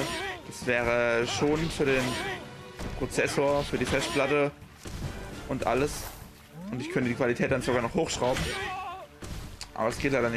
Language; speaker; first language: German; native; German